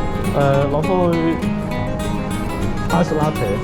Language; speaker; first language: English; non-native, fluent; Chinese